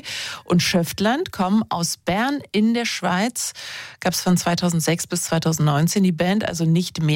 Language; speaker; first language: German; native; German